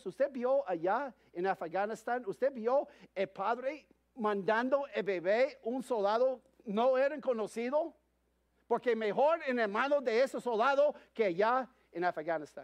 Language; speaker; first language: Spanish; non-native, fluent; English